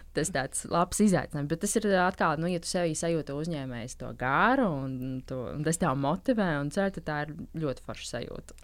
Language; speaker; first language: Latvian; native; Latvian